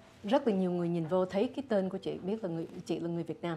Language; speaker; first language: Vietnamese; early bilingual, heritage; Vietnamese